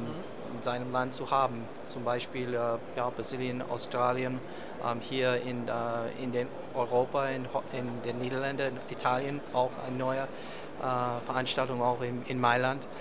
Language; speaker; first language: German; non-native, learner; English